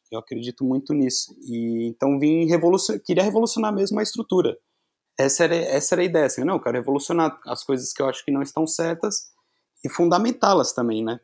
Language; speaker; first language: Portuguese; native; Portuguese